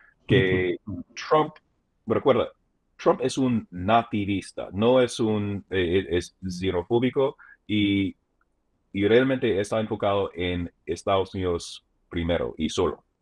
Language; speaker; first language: Spanish; non-native, fluent; English